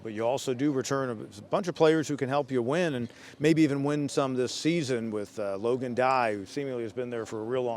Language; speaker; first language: English; native; English